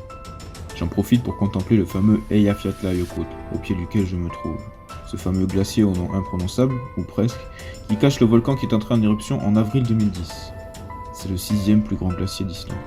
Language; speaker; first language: French; native; French